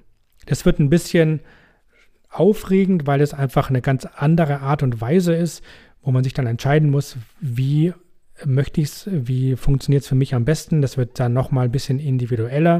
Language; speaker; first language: German; native; German